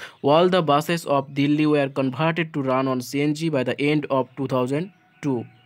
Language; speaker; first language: English; non-native, local second language; Bangla